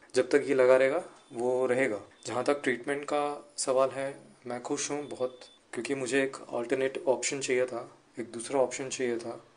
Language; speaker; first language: Hindi; non-native, local second language; Gujarati